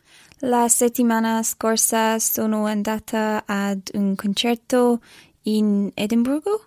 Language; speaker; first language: Italian; non-native, learner; English